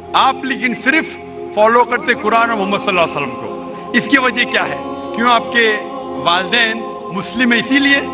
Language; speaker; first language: Urdu; non-native, local second language; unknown